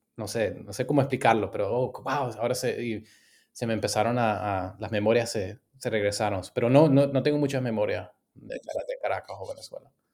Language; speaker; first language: Spanish; early bilingual, heritage; Spanish